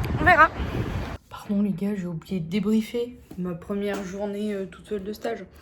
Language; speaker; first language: French; native; French